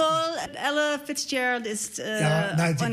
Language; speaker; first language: German; non-native, learner; English